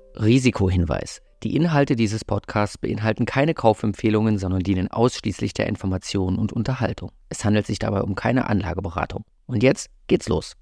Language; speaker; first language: German; native; German